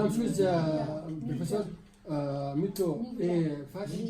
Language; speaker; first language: French; non-native, learner; Arabic